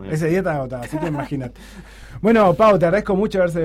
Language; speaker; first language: Spanish; native; Spanish